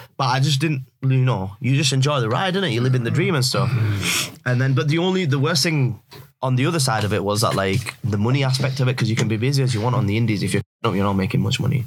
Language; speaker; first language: English; early bilingual, other home language; Urdu